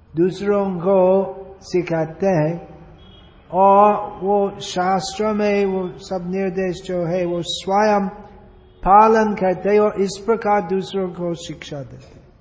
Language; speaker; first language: Hindi; non-native, fluent; English